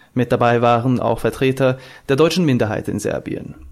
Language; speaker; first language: German; non-native, fluent; Serbian